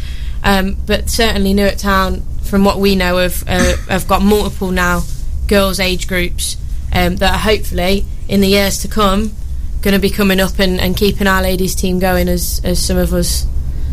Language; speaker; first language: English; native; English